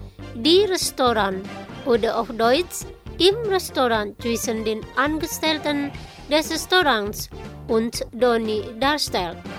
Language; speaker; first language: German; non-native, fluent; Indonesian